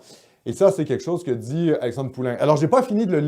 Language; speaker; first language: French; native; French